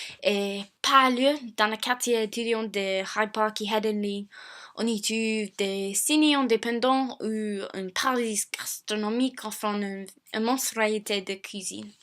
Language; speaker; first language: French; non-native, fluent; English